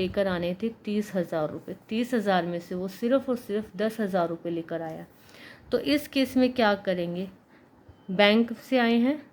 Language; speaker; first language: Hindi; native; Hindi